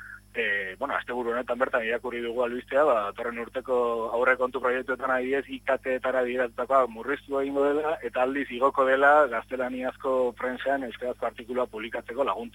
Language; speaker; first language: Basque; native; Basque